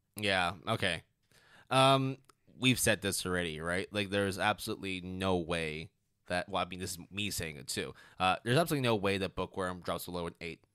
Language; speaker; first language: English; non-native, local second language; Cantonese